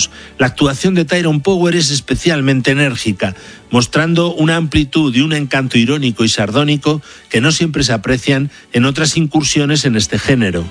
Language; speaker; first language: Spanish; native; Spanish